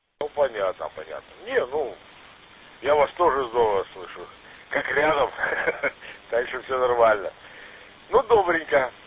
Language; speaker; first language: Russian; native; Russian